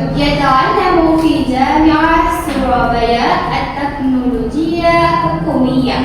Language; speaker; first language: Arabic; non-native, learner; Indonesian